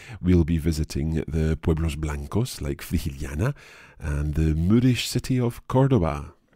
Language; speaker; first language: English; native; English